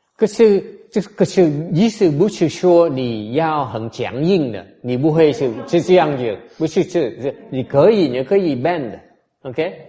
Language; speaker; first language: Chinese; non-native, fluent; Vietnamese